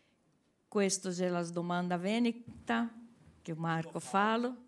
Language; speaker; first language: Italian; non-native, learner; Portuguese